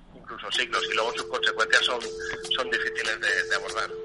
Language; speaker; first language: Spanish; native; Spanish